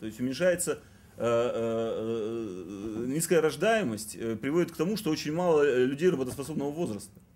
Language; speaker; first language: Russian; native; Russian